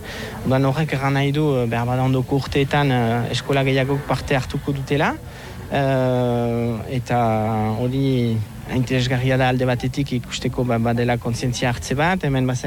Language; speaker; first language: Basque; native; Basque